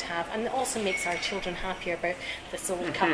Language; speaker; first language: English; native; English